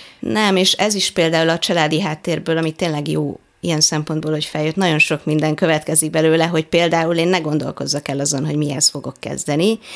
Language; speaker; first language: Hungarian; native; Hungarian